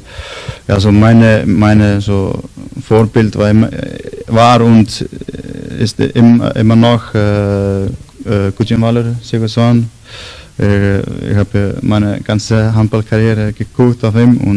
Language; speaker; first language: German; non-native, learner; Icelandic